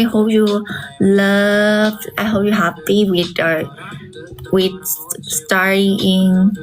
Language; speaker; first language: English; non-native, learner; Thai